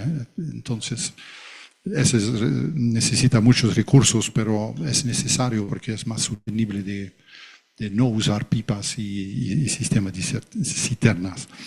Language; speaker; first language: Spanish; non-native, fluent; Dutch